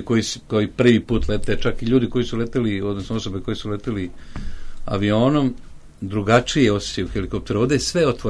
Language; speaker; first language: Serbian; native; Serbian